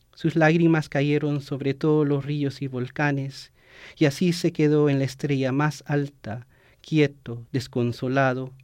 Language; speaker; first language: Spanish; early bilingual, heritage; Spanish